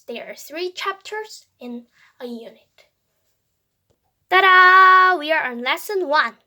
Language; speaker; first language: English; non-native, fluent; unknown